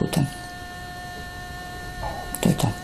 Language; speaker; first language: Bosnian; native; Bosnian